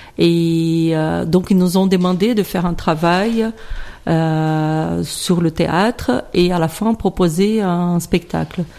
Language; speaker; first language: French; non-native, fluent; Portuguese